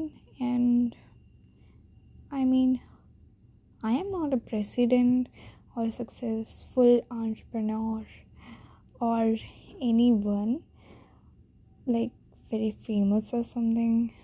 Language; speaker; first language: English; non-native, local second language; Hindi